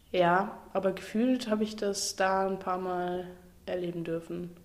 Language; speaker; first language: German; native; German